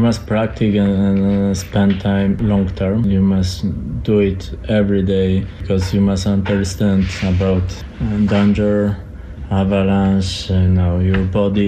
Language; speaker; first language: English; non-native, learner; Polish